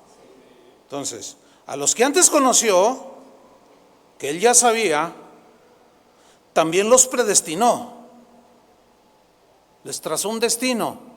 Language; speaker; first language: Spanish; native; Spanish